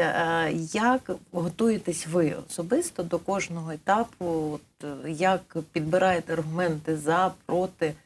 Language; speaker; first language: Ukrainian; native; Ukrainian